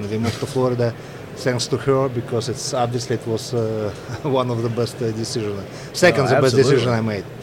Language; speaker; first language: English; non-native, fluent; Russian